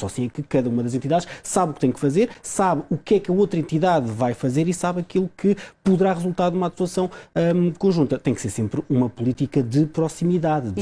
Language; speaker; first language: Portuguese; native; Portuguese